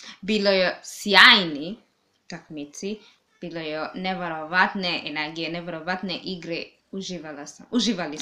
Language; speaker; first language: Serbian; non-native, learner; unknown